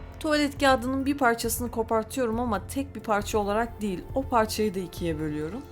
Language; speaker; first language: Turkish; native; Turkish